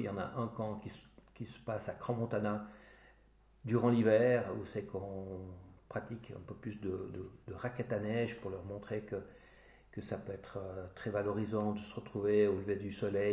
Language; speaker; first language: French; native; French